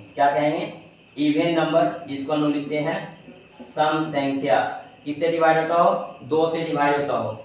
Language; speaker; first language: Hindi; native; Hindi